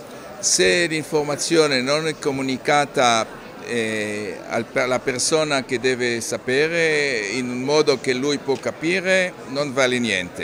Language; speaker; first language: Italian; non-native, fluent; Hebrew